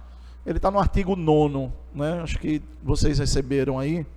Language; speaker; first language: Portuguese; native; Portuguese